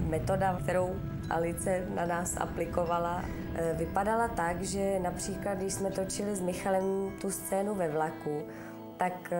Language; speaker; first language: Czech; native; Czech